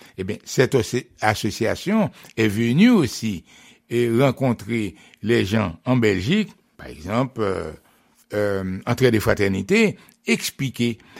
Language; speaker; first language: French; non-native, local second language; Haitian Creole